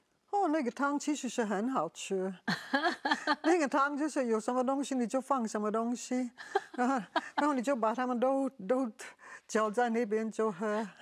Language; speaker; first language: Chinese; non-native, fluent; English